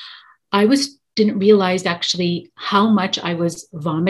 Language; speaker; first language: English; native; English